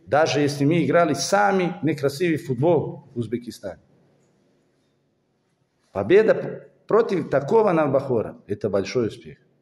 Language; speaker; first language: Russian; non-native, fluent; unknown